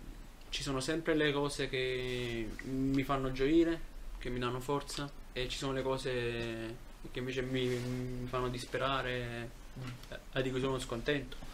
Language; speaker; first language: Italian; native; Italian